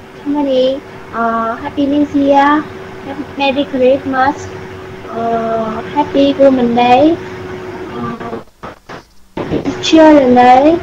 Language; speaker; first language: English; non-native, learner; Vietnamese